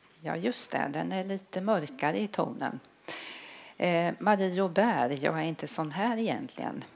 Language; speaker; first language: Swedish; native; Swedish